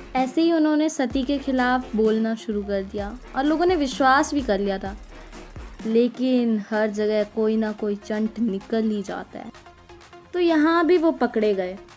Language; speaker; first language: Hindi; non-native, local second language; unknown